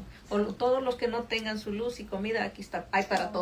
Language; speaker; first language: Spanish; native; Spanish